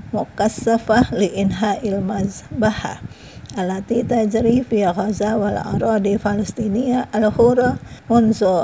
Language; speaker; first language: Arabic; non-native, fluent; Indonesian